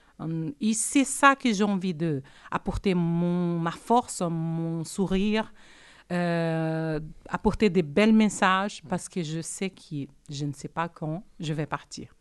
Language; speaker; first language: French; non-native, fluent; Portuguese